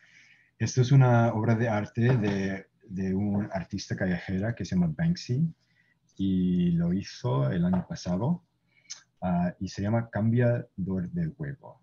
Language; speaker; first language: Spanish; non-native, fluent; English